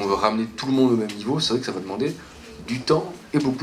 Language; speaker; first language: French; native; French